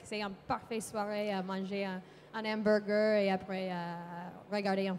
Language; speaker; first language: French; non-native, fluent; English